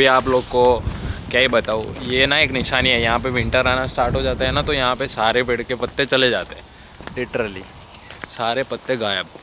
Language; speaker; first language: Hindi; non-native, local second language; Gujarati